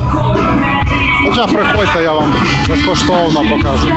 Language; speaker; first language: Ukrainian; native; Ukrainian